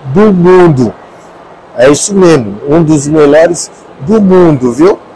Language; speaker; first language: Portuguese; non-native, learner; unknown